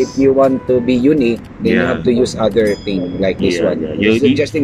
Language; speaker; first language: English; non-native, local second language; Filipino